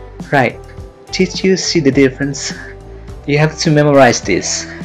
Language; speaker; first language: English; non-native, fluent; Indonesian